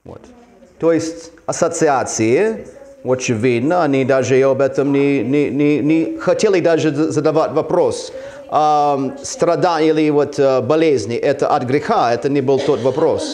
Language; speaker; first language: Russian; non-native, fluent; English